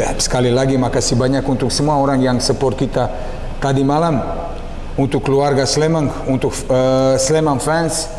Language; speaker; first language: Indonesian; non-native, learner; Serbian